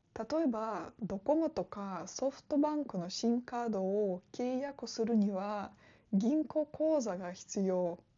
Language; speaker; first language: Japanese; non-native, fluent; Russian